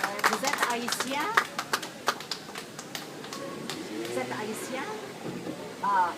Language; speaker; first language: French; non-native, fluent; Arabic